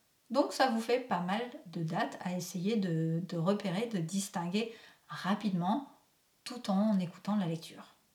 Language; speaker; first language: French; native; French